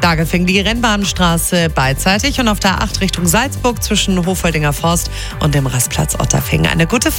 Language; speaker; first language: German; native; German